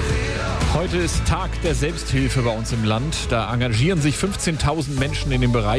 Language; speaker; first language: German; native; German